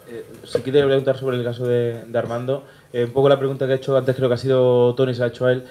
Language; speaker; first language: Spanish; native; Spanish